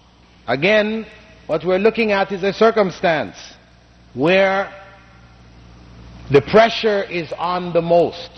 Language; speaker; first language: English; non-native, fluent; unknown